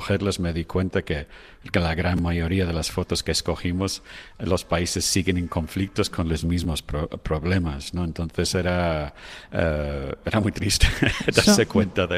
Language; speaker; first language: Spanish; non-native, fluent; English